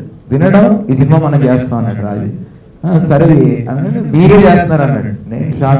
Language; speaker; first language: Telugu; native; Telugu